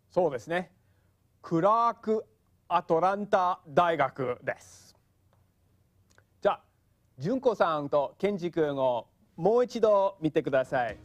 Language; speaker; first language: Japanese; non-native, fluent; English